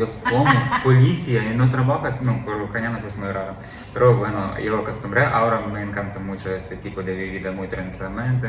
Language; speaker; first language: Spanish; non-native, learner; Ukrainian